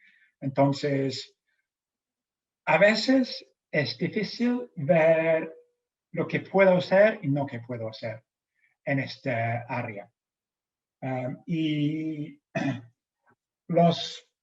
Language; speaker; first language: Spanish; non-native, fluent; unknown